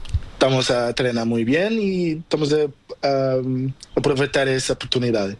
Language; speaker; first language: Spanish; non-native, learner; Portuguese